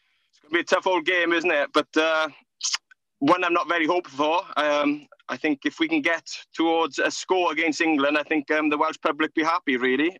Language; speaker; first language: English; native; English